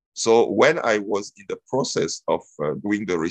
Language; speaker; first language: English; non-native, local second language; French